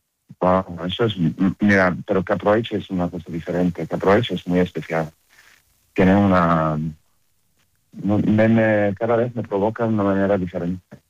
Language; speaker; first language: Spanish; non-native, learner; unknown